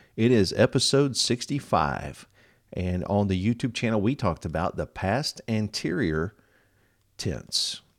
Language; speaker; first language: English; native; English